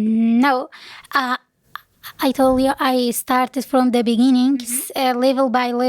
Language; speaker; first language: English; non-native, learner; Kurdish